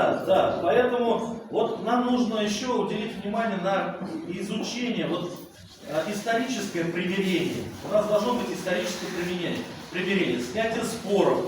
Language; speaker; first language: Russian; native; Russian